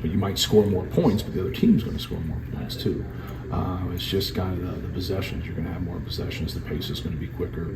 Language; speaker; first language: English; native; English